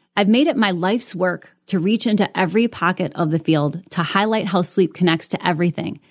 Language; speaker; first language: English; native; English